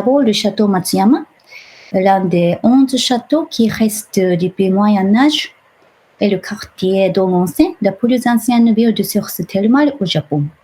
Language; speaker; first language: French; non-native, fluent; Japanese